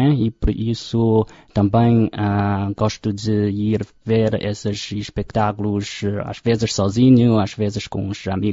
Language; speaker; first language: Portuguese; non-native, fluent; Chinese